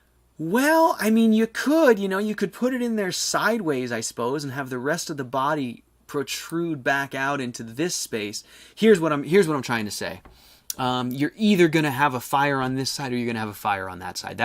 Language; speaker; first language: English; native; English